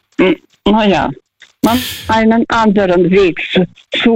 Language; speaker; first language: German; early bilingual, heritage; Russian